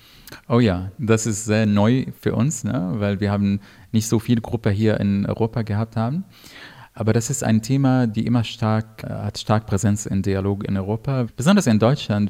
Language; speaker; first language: German; non-native, fluent; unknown